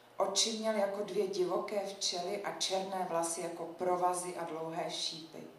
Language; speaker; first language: Czech; native; Czech